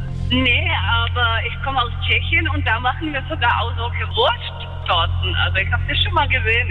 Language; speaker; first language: German; non-native, fluent; Czech